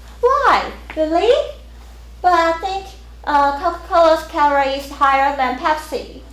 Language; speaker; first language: English; non-native, learner; Chinese